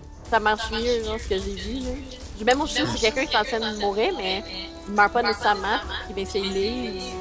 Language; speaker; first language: French; native; French